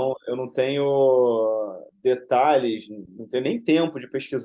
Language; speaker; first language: Portuguese; native; Portuguese